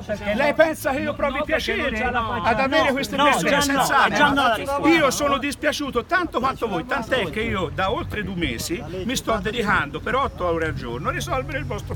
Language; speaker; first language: Italian; native; Italian